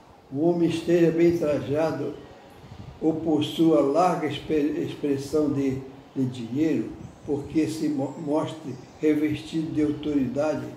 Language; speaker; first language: Portuguese; native; Portuguese